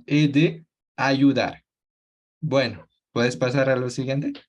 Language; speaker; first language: Spanish; non-native, fluent; French